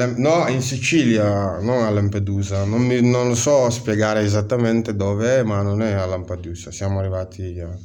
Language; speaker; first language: Italian; non-native, fluent; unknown